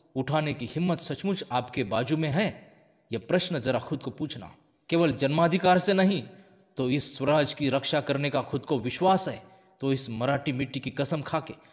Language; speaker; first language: Hindi; non-native, local second language; Marathi